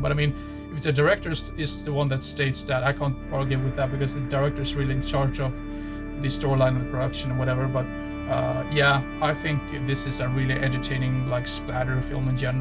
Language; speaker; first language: English; non-native, fluent; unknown